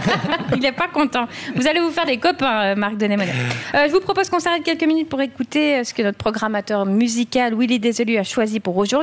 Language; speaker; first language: French; native; French